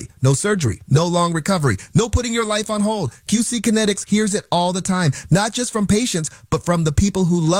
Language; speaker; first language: English; native; English